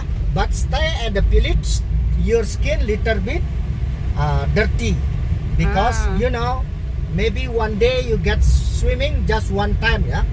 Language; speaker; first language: English; non-native, learner; Indonesian